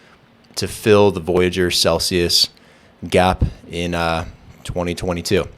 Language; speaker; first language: English; native; English